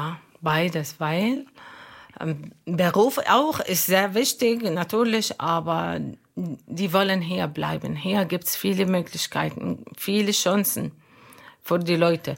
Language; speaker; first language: German; non-native, learner; Arabic